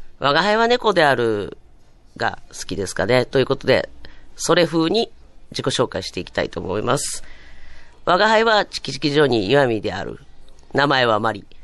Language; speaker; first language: Japanese; native; Japanese